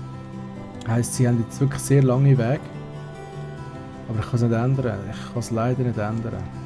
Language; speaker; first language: German; native; German